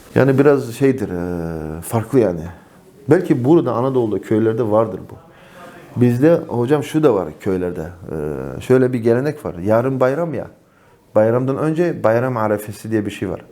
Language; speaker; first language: Turkish; non-native, fluent; Avaric